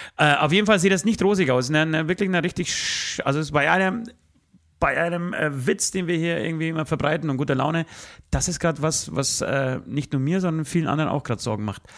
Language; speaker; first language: German; early bilingual, other home language; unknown